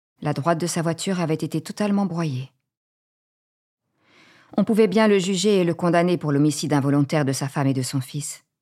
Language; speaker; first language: French; native; French